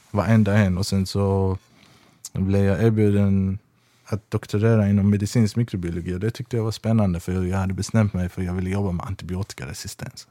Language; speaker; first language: Swedish; early bilingual, other home language; Persian